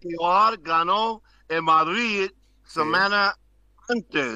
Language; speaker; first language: Spanish; non-native, learner; English